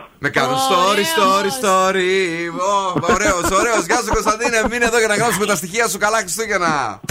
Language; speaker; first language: Greek; native; Greek